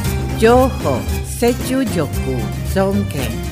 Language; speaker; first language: Japanese; non-native, fluent; Indonesian